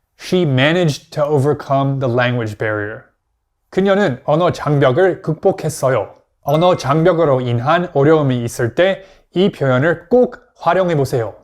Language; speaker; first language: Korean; non-native, fluent; English